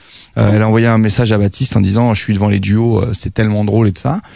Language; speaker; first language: French; native; French